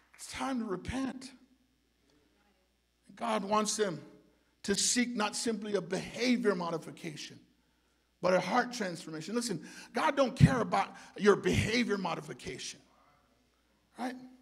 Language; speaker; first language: English; early bilingual, other home language; Spanish